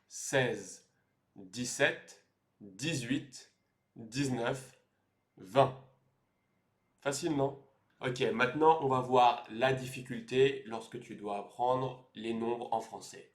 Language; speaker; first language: French; native; French